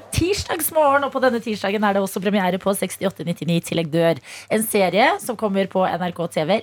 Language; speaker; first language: Norwegian; native; Norwegian